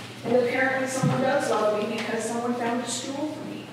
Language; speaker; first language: English; native; English